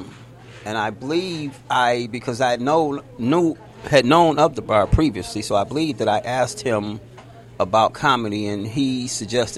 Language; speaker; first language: English; native; English